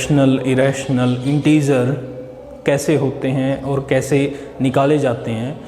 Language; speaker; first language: Hindi; native; Hindi